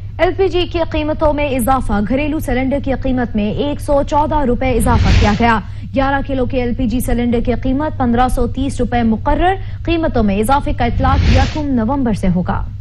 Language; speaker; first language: Urdu; native; Urdu